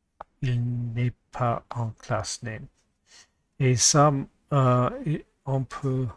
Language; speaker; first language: French; non-native, learner; English